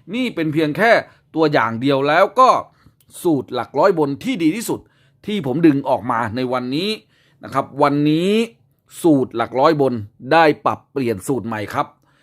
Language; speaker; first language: Thai; native; Thai